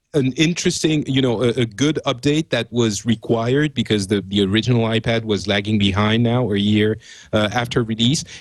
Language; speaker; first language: English; non-native, fluent; French